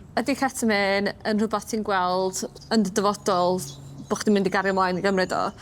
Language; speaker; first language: Welsh; native; Welsh